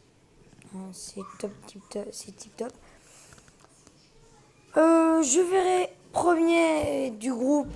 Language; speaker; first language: French; early bilingual, other home language; Portuguese